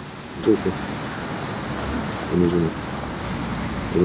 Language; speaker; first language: Korean; native; Korean